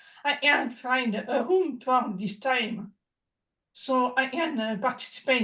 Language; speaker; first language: English; non-native, learner; French